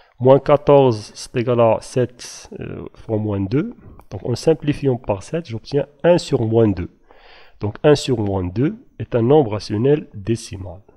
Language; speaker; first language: French; non-native, local second language; Arabic